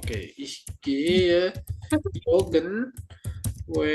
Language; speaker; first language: German; non-native, learner; Indonesian